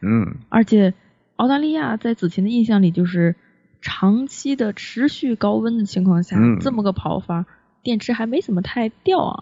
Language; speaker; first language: Chinese; native; Chinese